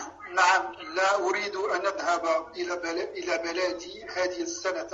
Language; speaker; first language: Arabic; non-native, learner; French